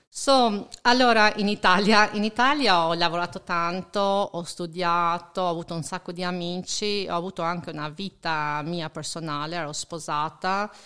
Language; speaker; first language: Italian; non-native, fluent; Albanian